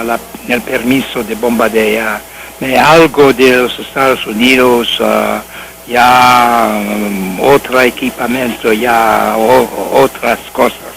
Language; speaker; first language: Spanish; non-native, learner; English